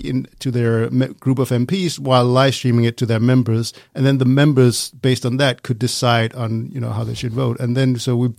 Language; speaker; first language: English; non-native, fluent; Danish